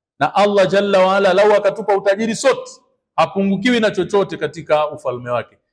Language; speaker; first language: Swahili; native; Swahili